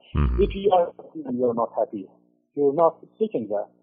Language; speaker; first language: English; non-native, fluent; Persian